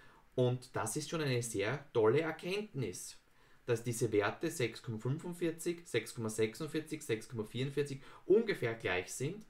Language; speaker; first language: German; native; German